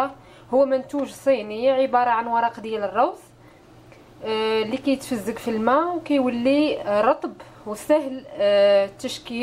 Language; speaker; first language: Arabic; native; Arabic